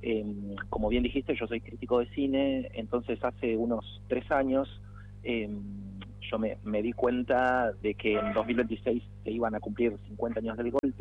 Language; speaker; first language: Spanish; native; Spanish